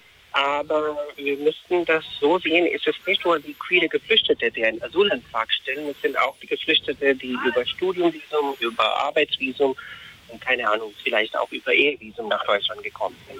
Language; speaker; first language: German; non-native, fluent; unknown